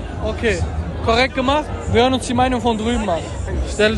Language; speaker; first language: German; native; German